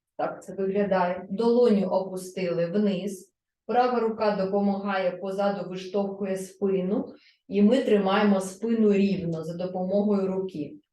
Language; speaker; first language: Ukrainian; non-native, local second language; Russian